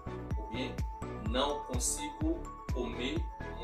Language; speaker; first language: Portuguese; non-native, fluent; Haitian Creole